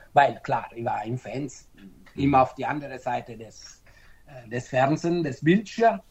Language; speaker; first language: German; non-native, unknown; Italian